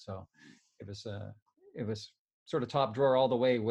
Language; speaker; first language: English; native; English